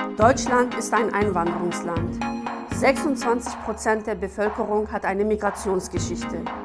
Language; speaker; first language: German; early bilingual, other home language; Kurdish